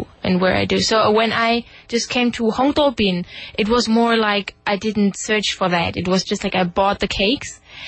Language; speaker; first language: English; non-native, fluent; German